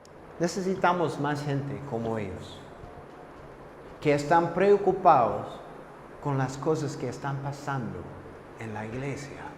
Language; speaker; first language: Spanish; non-native, fluent; English